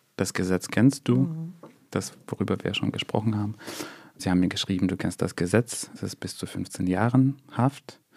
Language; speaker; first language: German; non-native, fluent; Russian